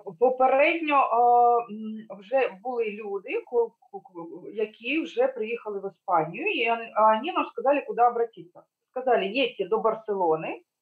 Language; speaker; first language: Ukrainian; non-native, local second language; Russian